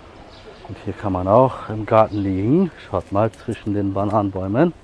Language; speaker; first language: German; native; German